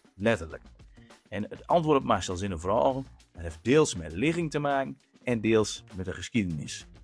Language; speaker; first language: Dutch; native; Dutch